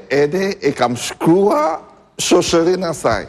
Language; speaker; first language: Albanian; non-native, learner; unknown